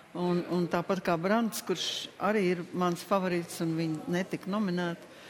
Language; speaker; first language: Latvian; native; Latvian